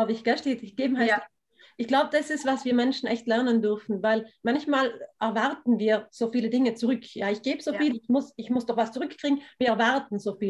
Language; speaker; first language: German; native; German